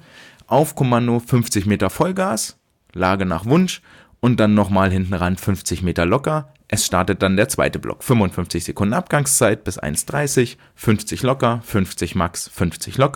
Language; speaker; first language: German; native; German